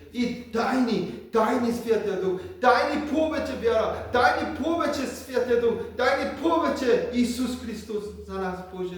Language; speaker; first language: Bulgarian; non-native, learner; Korean